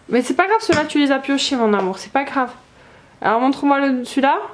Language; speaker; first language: French; native; French